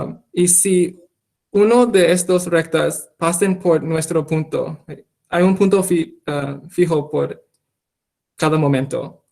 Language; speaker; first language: Spanish; non-native, fluent; English